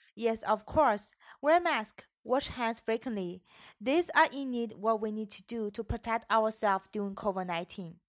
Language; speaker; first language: English; non-native, fluent; Chinese